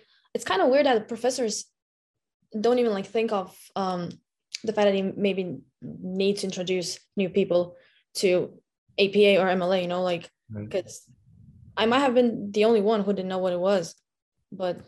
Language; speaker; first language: English; non-native, fluent; Lithuanian